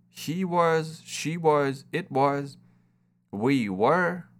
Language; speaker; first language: English; non-native, fluent; Russian